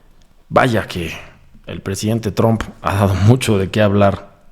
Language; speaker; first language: Spanish; native; Spanish